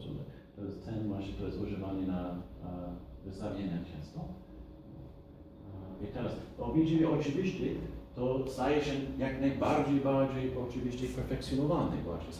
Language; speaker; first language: Polish; non-native, fluent; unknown